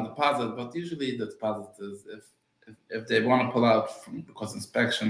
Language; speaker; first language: English; early bilingual, other home language; Yiddish